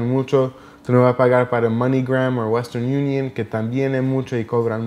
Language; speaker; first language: Spanish; early bilingual, heritage; Spanish